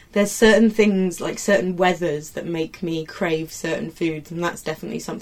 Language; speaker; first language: English; native; English